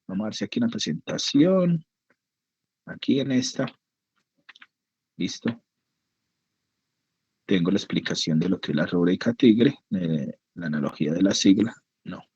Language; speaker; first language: Spanish; native; Spanish